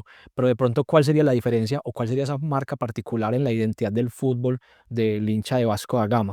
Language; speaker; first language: Spanish; native; Spanish